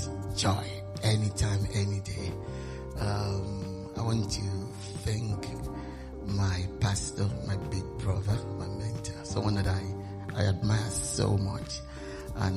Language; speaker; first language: English; non-native, local second language; Yoruba